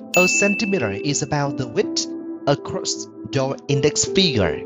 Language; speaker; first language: English; non-native, fluent; Vietnamese